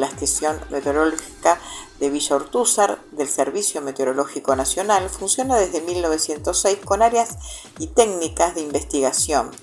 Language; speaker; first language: Spanish; native; Spanish